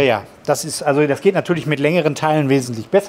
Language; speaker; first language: German; native; German